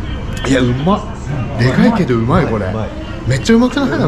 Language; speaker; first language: Japanese; native; Japanese